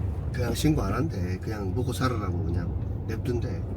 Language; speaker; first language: Korean; native; Korean